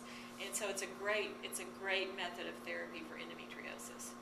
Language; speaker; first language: English; native; English